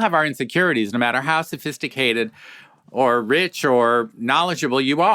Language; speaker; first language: English; native; English